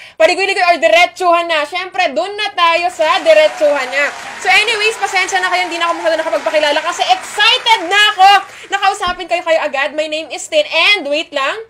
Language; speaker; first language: Filipino; non-native, local second language; Iloko